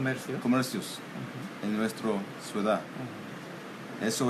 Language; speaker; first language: Spanish; non-native, local second language; English